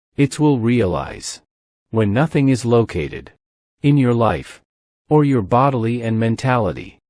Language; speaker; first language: English; non-native, learner; Thai